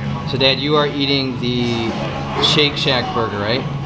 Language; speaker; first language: English; early bilingual, other home language; Korean